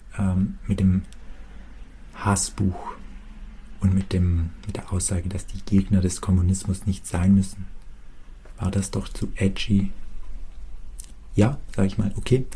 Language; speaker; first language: German; native; German